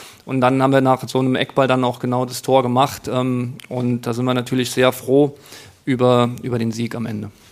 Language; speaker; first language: German; native; German